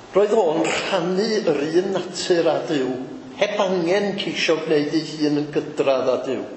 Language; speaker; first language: Welsh; native; Welsh